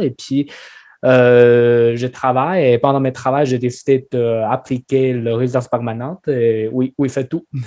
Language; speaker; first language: French; non-native, learner; Chinese